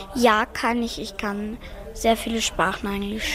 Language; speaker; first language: German; early bilingual, other home language; Bulgarian